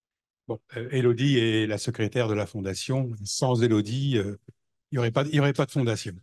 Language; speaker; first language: French; native; French